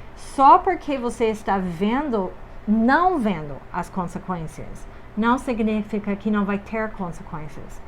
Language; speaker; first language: Portuguese; non-native, fluent; English